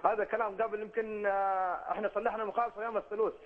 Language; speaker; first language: Arabic; native; Arabic